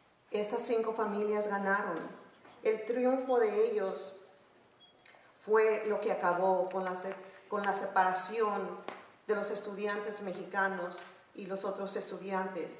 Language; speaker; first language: Spanish; early bilingual, heritage; Spanish